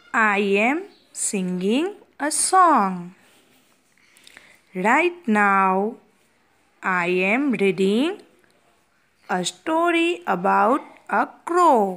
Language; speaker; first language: English; non-native, local second language; Gujarati